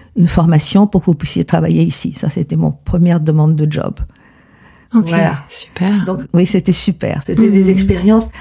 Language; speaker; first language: French; non-native, fluent; Spanish